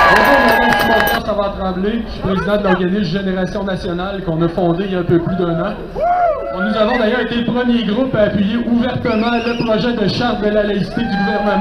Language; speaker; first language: French; native; French